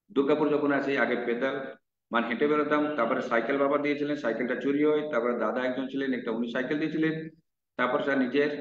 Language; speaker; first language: Bangla; non-native, local second language; Odia